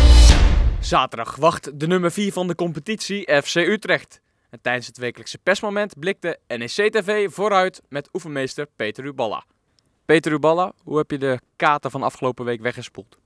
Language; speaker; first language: Dutch; native; Dutch